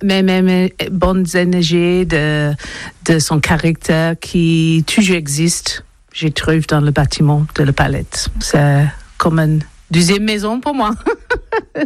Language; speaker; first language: French; non-native, learner; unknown